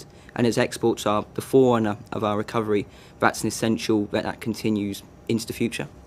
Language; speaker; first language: English; native; English